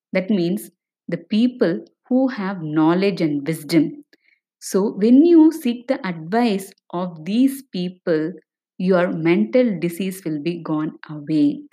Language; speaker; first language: English; non-native, local second language; Tamil